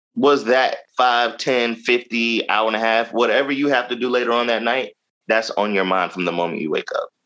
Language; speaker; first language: English; native; English